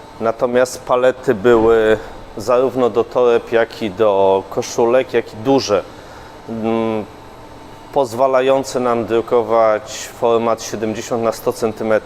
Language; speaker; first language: Polish; native; Polish